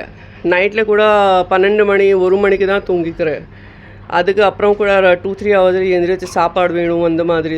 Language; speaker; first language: Tamil; non-native, fluent; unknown